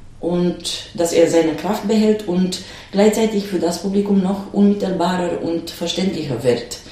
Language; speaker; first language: German; non-native, fluent; Romanian